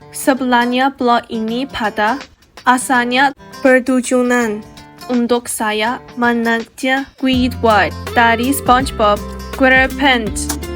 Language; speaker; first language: Malay; non-native, learner; Chinese